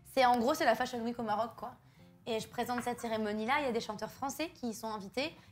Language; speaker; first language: French; native; French